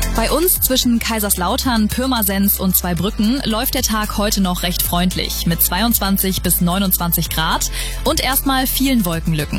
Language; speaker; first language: German; native; German